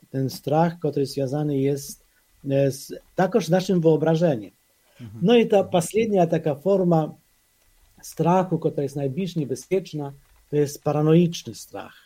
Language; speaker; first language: Polish; non-native, fluent; Ukrainian